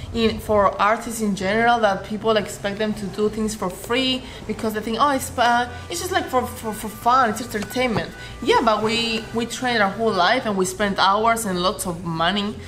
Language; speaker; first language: English; non-native, fluent; Greek